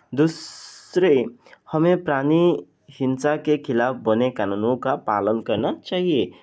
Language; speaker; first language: Hindi; non-native, local second language; Assamese